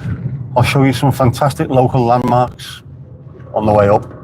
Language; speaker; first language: English; native; English